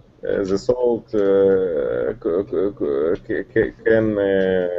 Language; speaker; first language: English; non-native, learner; Russian